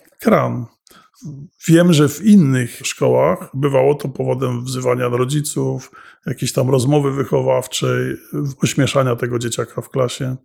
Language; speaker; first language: Polish; non-native, local second language; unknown